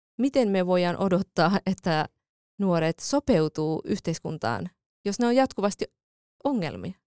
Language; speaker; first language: Finnish; early bilingual, other home language; Kurdish